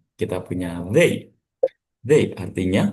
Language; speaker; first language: English; non-native, fluent; Indonesian